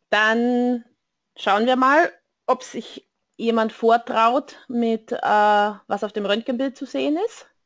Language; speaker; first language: German; native; German